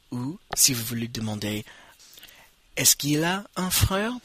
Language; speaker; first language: French; non-native, fluent; English